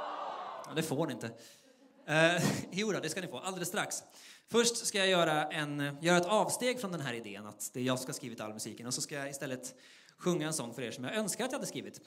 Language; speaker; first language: Swedish; native; Swedish